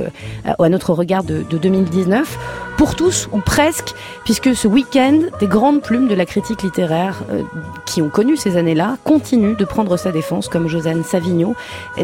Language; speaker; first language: French; native; French